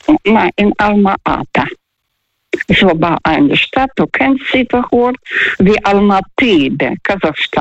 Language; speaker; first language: German; non-native, fluent; Russian